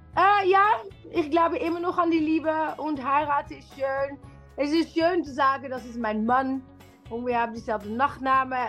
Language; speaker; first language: German; non-native, learner; Dutch